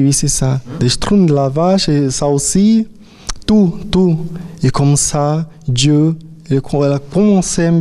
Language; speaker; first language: French; non-native, fluent; Portuguese